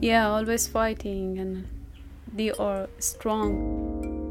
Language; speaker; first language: English; non-native, fluent; Persian